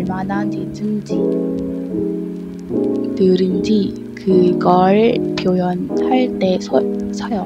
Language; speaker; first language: Korean; non-native, learner; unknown